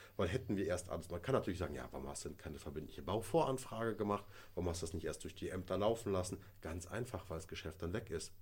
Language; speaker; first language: German; native; German